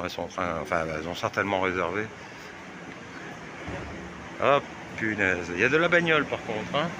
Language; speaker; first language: French; native; French